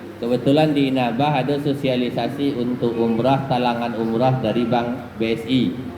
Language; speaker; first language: Malay; non-native, local second language; Minangkabau